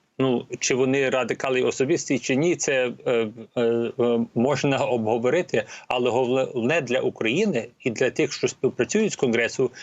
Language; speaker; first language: Ukrainian; early bilingual, heritage; Ukrainian